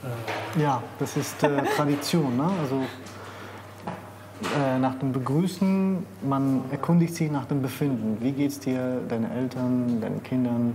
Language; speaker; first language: German; non-native, fluent; Uzbek